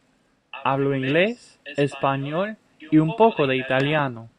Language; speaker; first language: Spanish; non-native, fluent; English